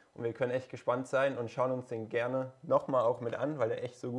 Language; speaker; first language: German; native; German